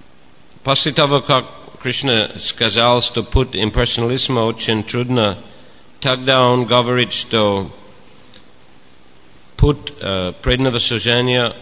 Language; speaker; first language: Russian; non-native, fluent; English